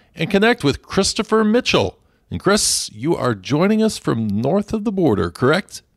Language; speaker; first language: English; native; English